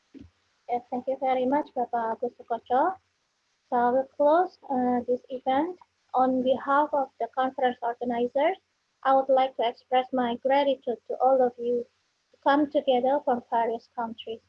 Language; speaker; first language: English; non-native, fluent; Indonesian